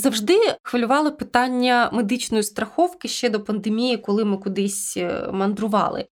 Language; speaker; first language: Ukrainian; native; Ukrainian